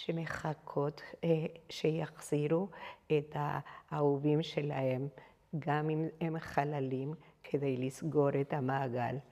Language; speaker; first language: Hebrew; non-native, fluent; Spanish